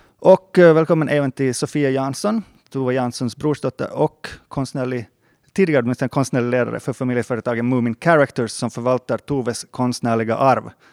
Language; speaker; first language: Swedish; native; Swedish